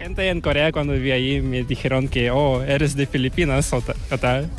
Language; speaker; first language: Spanish; non-native, learner; Korean